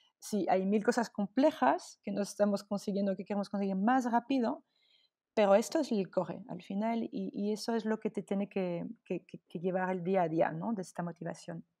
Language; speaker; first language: Spanish; non-native, fluent; French